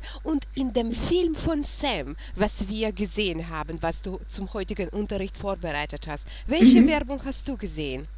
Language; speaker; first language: German; non-native, fluent; Russian